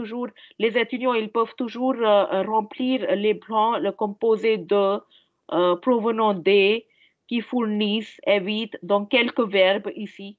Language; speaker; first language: French; non-native, fluent; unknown